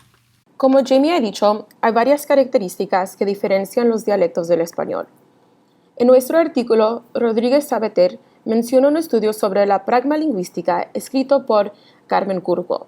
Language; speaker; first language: Spanish; early bilingual, heritage; Spanish